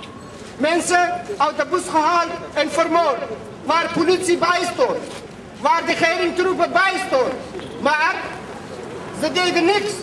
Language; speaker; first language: Dutch; non-native, fluent; Persian